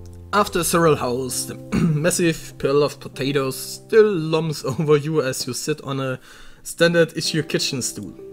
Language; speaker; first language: English; non-native, learner; German